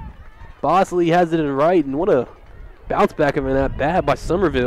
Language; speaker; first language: English; native; English